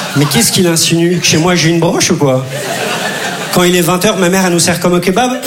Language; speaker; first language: French; early bilingual, other home language; Turkish